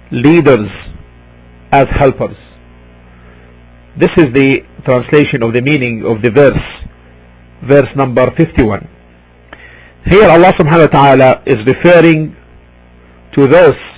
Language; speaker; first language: English; non-native, fluent; Arabic